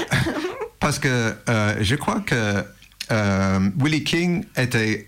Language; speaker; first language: French; non-native, learner; English